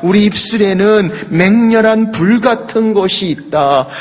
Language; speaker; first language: Korean; native; Korean